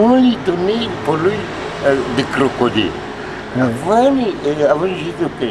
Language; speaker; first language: French; non-native, learner; Russian